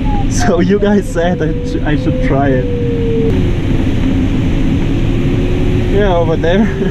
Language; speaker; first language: English; non-native, fluent; German